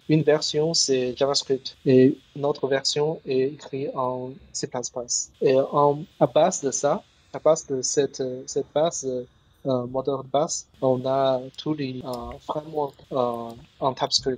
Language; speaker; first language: French; non-native, learner; Chinese